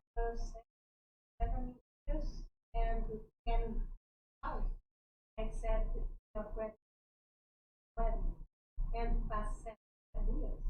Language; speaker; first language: English; non-native, learner; Portuguese